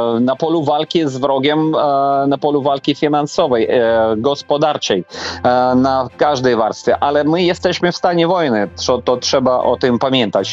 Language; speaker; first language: Polish; non-native, fluent; Ukrainian